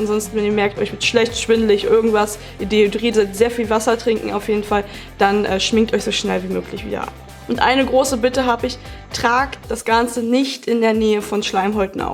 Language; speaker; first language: German; native; German